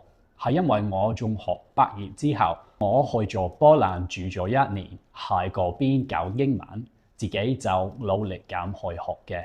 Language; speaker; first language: Cantonese; non-native, fluent; English